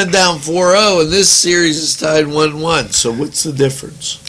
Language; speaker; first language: English; native; English